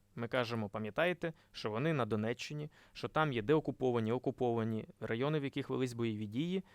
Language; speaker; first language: Ukrainian; non-native, local second language; Russian